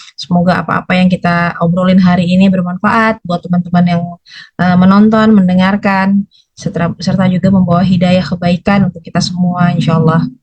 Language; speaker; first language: Indonesian; native; Indonesian